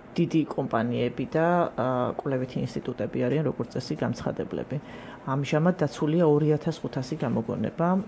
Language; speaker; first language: Georgian; native; Georgian